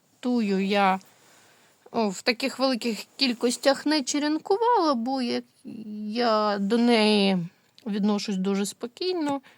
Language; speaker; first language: Ukrainian; non-native, local second language; Russian